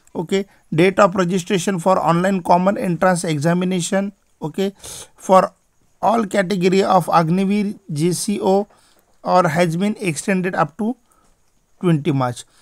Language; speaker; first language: Hindi; non-native, local second language; Marathi